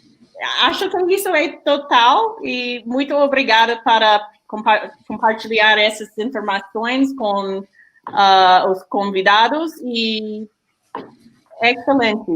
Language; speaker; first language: Portuguese; non-native, fluent; English